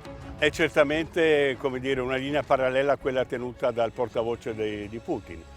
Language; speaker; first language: Italian; native; Italian